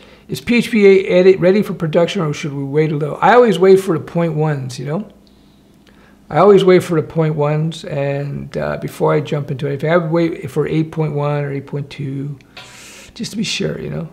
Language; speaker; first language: English; native; English